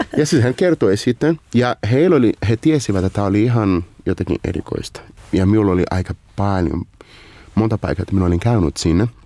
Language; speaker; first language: Finnish; non-native, learner; Portuguese